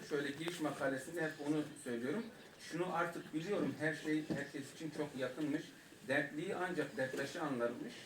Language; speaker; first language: Turkish; non-native, local second language; Kurdish